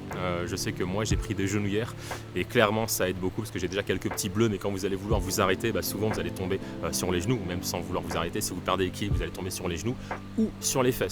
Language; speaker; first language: French; native; French